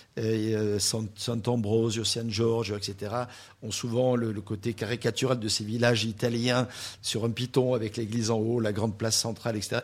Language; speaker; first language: French; native; French